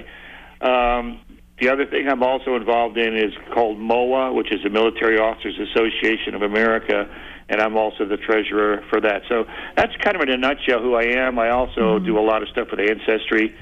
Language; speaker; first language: English; native; English